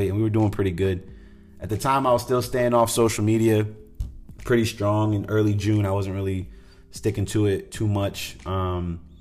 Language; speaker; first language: English; native; English